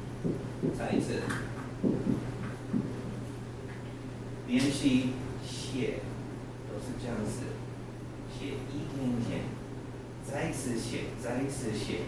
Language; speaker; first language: Chinese; non-native, learner; English